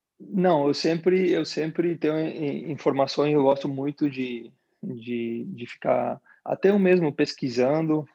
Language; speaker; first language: Portuguese; non-native, fluent; Spanish